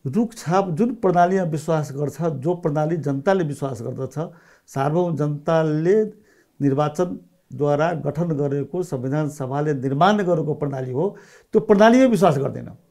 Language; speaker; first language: Nepali; non-native, local second language; Maithili